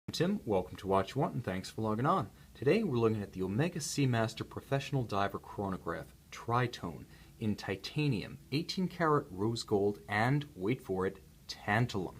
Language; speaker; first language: English; native; English